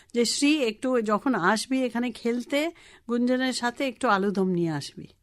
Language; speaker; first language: Bangla; non-native, local second language; Tamil